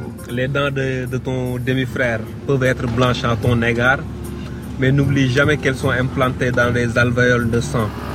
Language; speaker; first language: French; non-native, local second language; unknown